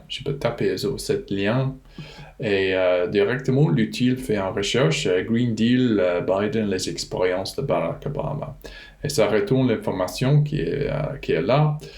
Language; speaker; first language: French; non-native, fluent; English